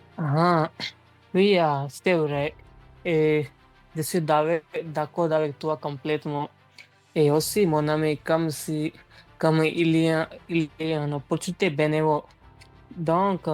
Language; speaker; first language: French; non-native, learner; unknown